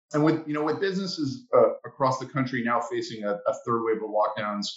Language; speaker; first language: English; native; English